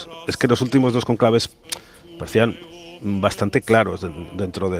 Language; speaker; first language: Spanish; native; Spanish